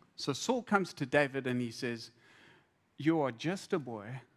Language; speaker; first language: English; native; English